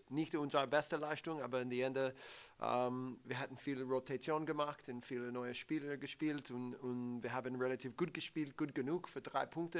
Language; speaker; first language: German; non-native, learner; English